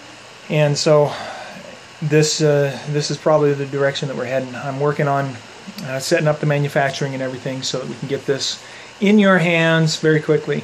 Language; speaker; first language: English; native; English